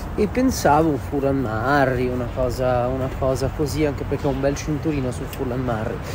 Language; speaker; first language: Italian; native; Italian